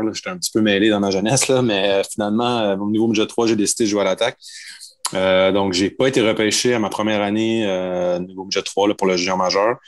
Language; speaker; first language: French; native; French